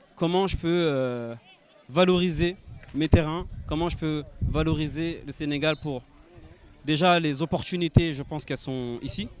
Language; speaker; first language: French; early bilingual, other home language; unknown